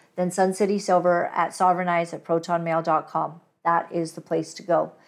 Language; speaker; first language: English; native; English